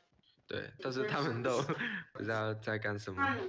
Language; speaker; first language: Chinese; non-native, local second language; Cantonese